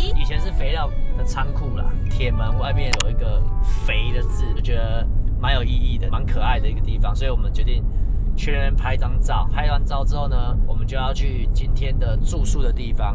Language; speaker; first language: Chinese; native; Chinese